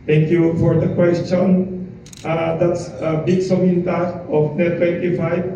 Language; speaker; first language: English; non-native, local second language; Filipino